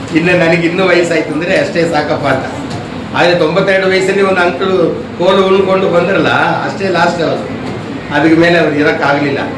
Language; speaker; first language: Kannada; non-native, local second language; Telugu